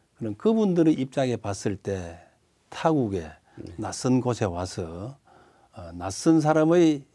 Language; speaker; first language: Korean; native; Korean